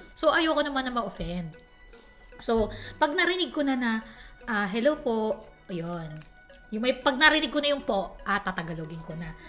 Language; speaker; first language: Filipino; native; Filipino